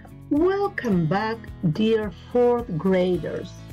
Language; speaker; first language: English; non-native, fluent; Spanish